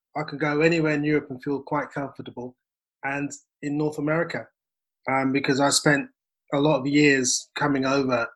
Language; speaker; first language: English; native; English